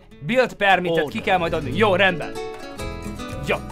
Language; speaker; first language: Hungarian; native; Hungarian